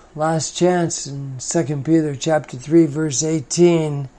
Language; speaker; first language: English; native; English